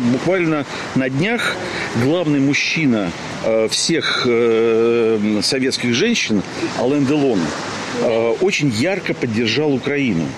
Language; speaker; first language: Russian; native; Russian